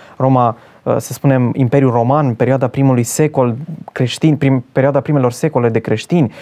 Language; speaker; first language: Romanian; native; Romanian